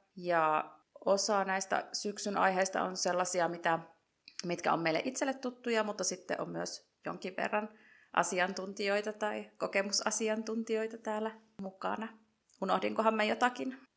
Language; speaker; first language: Finnish; native; Finnish